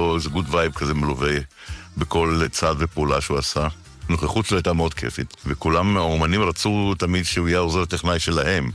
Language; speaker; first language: Hebrew; native; Hebrew